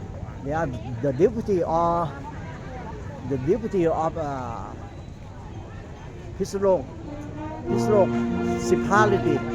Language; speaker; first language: English; non-native, learner; Thai